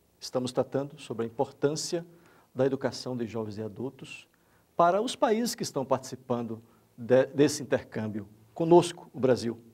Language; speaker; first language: Portuguese; native; Portuguese